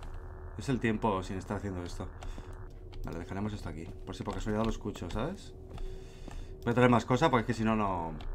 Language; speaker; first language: Spanish; native; Spanish